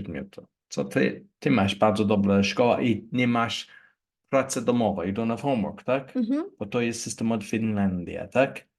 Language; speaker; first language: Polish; non-native, learner; English